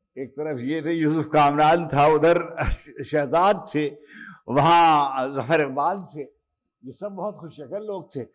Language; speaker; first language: Urdu; native; Urdu